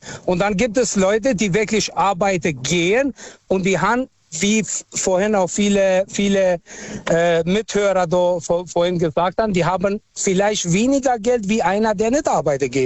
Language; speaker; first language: German; non-native, fluent; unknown